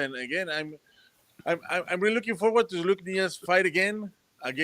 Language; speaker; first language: English; non-native, fluent; Spanish